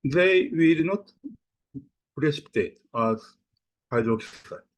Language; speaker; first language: English; non-native, fluent; Japanese